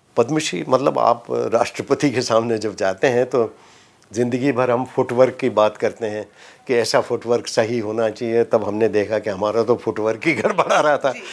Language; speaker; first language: Hindi; native; Hindi